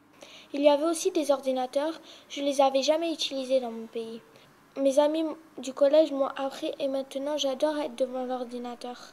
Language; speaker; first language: French; non-native, learner; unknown